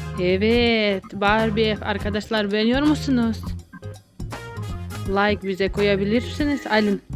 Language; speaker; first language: Turkish; non-native, learner; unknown